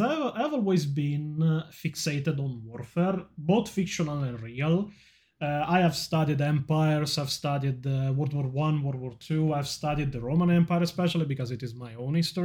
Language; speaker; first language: English; non-native, fluent; Italian